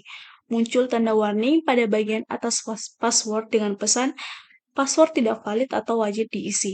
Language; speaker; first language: Indonesian; native; Indonesian